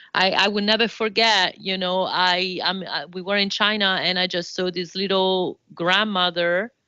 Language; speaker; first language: English; non-native, fluent; Italian